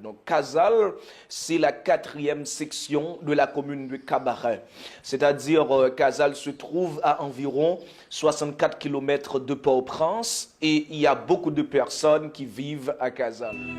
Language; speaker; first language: French; non-native, local second language; Haitian Creole